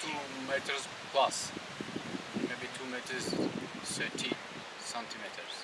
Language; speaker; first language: English; non-native, learner; Tajik